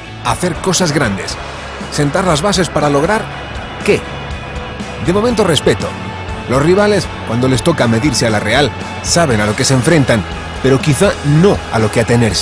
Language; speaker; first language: Spanish; native; Spanish